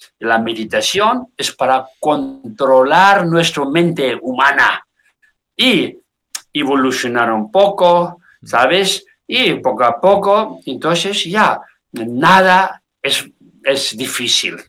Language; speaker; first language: Spanish; non-native, learner; Tibetan